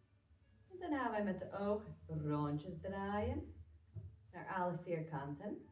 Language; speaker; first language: Dutch; non-native, fluent; Latvian